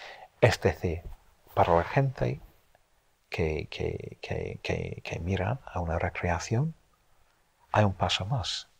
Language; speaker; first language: Spanish; non-native, fluent; English